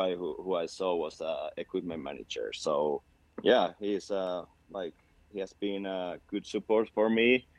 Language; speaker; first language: English; non-native, fluent; Finnish